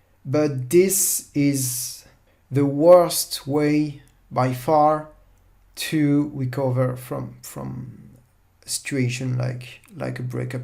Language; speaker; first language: English; non-native, fluent; French